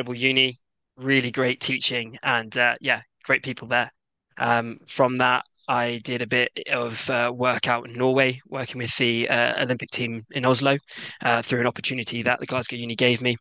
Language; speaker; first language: English; native; English